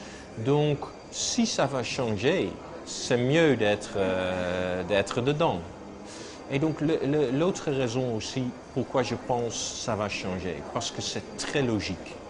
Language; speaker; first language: French; non-native, fluent; Dutch